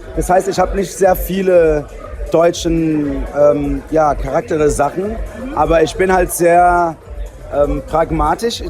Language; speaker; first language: German; early bilingual, heritage; Portuguese